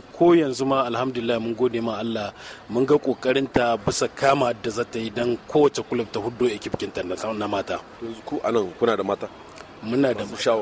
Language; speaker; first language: Hausa; native; Hausa